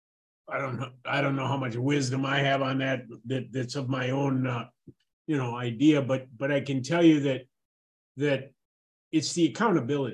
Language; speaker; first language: English; native; English